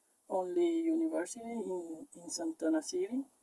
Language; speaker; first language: English; non-native, learner; Spanish